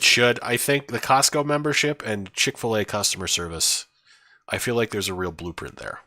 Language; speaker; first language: English; native; English